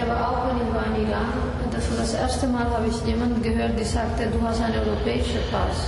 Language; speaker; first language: German; non-native, fluent; Spanish